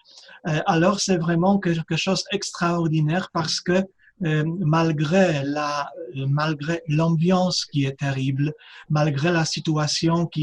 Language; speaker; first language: French; non-native, fluent; Polish